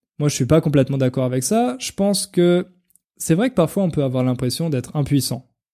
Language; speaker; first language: French; native; French